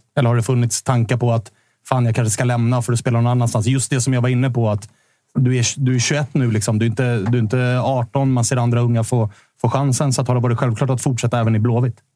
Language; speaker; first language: Swedish; native; Swedish